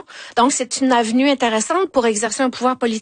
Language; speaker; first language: French; native; French